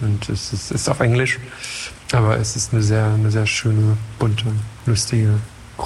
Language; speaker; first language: German; non-native, fluent; French